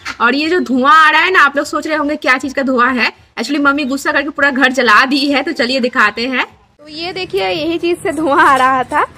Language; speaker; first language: Hindi; non-native, local second language; Bangla